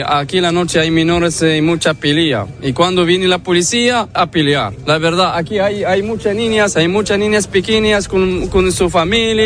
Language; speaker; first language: Spanish; non-native, learner; Arabic